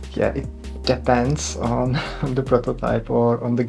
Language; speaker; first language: English; non-native, learner; Czech